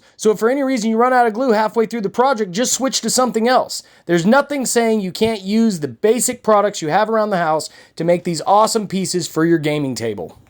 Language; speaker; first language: English; native; English